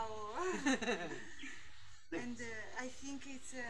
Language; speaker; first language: English; non-native, learner; Italian